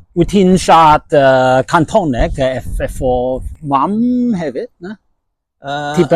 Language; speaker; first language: Welsh; non-native, learner; Cantonese